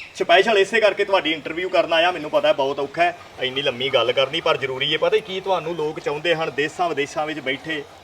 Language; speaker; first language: Punjabi; native; Punjabi